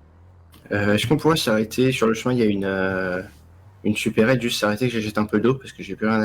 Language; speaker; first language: French; native; French